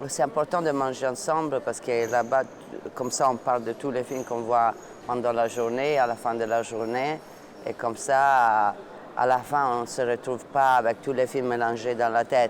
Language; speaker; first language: French; non-native, fluent; Italian